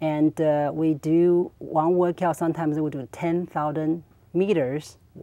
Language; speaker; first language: English; non-native, learner; Chinese